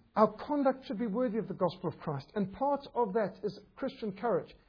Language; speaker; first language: English; native; English